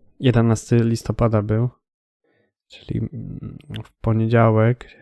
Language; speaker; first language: Polish; native; Polish